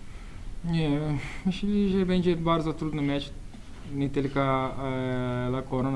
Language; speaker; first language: Polish; non-native, learner; Portuguese